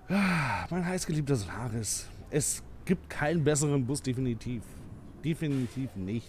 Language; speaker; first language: German; native; German